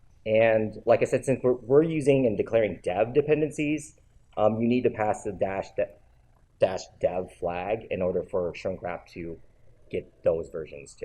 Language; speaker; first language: English; native; English